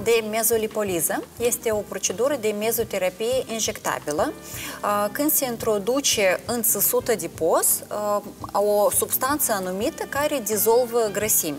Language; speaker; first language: Romanian; non-native, local second language; Russian